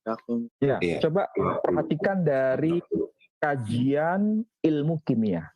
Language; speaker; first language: Indonesian; native; Indonesian